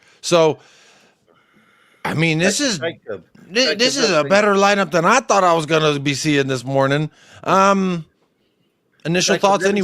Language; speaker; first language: English; native; English